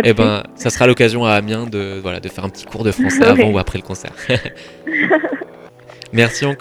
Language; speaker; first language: French; native; French